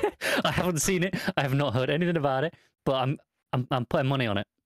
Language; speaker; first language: English; native; English